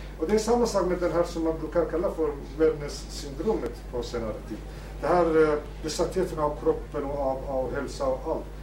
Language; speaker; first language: Swedish; non-native, fluent; Kurdish